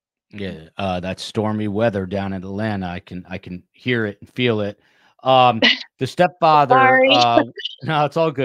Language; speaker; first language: English; native; English